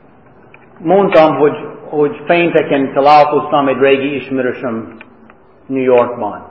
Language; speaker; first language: Hungarian; non-native, fluent; English